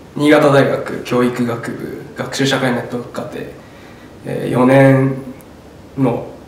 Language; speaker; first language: Japanese; native; Japanese